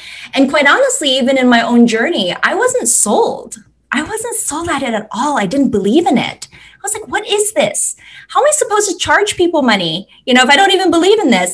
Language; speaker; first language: English; non-native, local second language; Cantonese